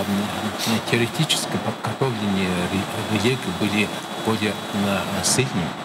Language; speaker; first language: Russian; non-native, fluent; Mongolian